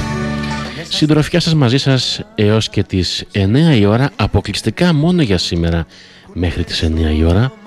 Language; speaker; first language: Greek; native; Greek